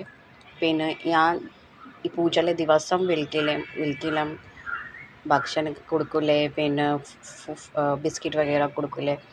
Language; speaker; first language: Malayalam; non-native, learner; Hindi